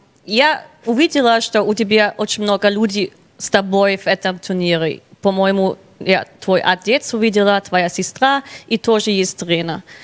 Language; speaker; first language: Russian; non-native, learner; German